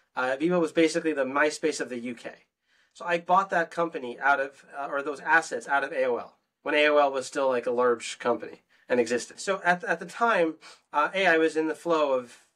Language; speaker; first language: English; native; English